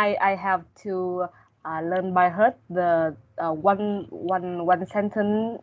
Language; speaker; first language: English; non-native, learner; Vietnamese